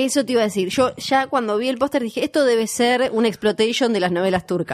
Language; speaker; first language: Spanish; native; Spanish